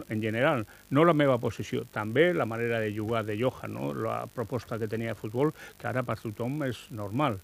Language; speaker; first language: Catalan; non-native, local second language; Spanish